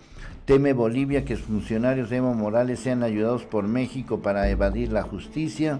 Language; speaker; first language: Spanish; native; Spanish